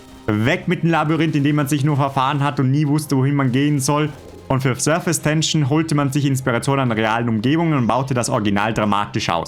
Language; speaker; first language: German; native; German